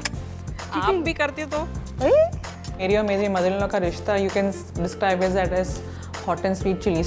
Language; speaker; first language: Hindi; native; Hindi